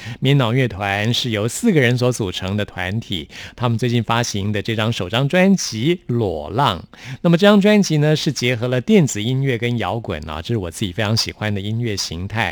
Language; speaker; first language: Chinese; native; Chinese